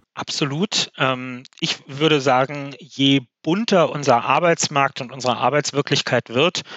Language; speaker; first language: German; native; German